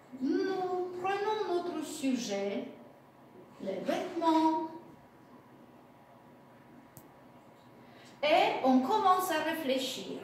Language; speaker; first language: French; non-native, fluent; Russian